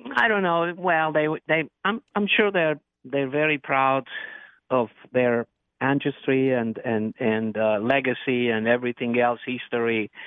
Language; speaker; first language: English; non-native, fluent; Romanian